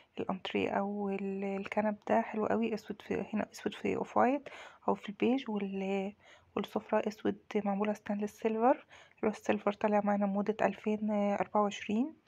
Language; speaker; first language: Arabic; native; Arabic